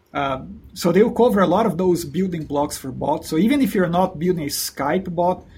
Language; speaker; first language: English; non-native, fluent; Portuguese